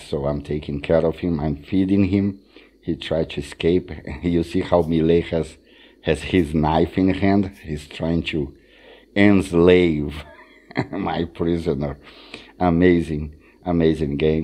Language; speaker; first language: English; non-native, fluent; Portuguese